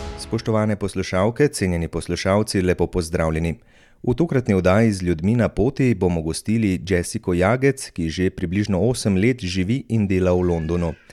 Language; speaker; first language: Slovenian; native; Slovenian